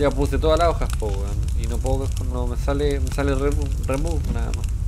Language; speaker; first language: Spanish; native; Spanish